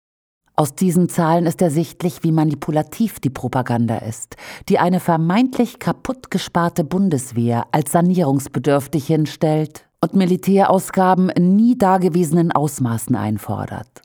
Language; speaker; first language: German; native; German